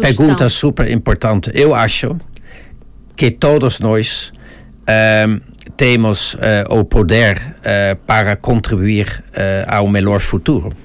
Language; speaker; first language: Portuguese; non-native, fluent; Dutch